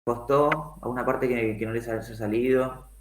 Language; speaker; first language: Spanish; native; Spanish